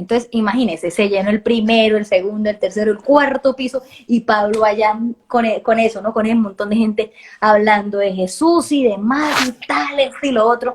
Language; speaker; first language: Spanish; native; Spanish